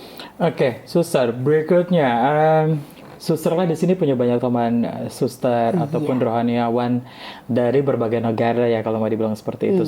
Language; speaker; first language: Indonesian; non-native, fluent; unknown